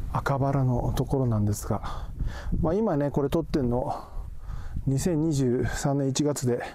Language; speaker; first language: Japanese; native; Japanese